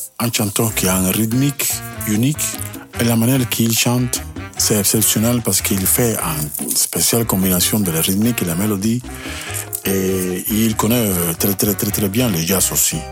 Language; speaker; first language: French; non-native, learner; Spanish